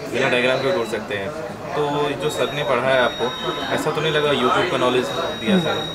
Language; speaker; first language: Hindi; native; Hindi